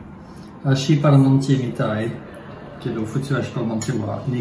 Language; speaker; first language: Japanese; non-native, learner; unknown